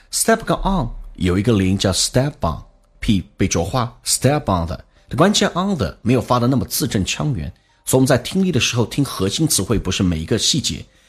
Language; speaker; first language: Chinese; native; Chinese